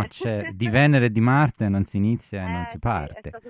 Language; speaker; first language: Italian; native; Italian